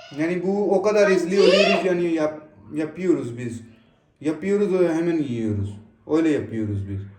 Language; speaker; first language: Turkish; native; Turkish